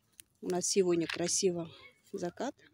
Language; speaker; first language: Russian; non-native, learner; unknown